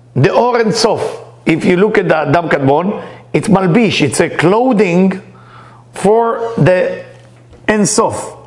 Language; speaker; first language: English; non-native, fluent; Hebrew